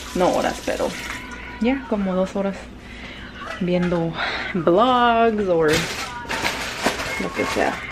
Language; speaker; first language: Spanish; early bilingual, heritage; Spanish